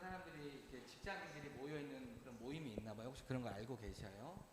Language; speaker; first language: Korean; native; Korean